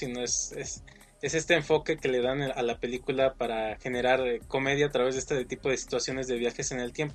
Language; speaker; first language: Spanish; native; Spanish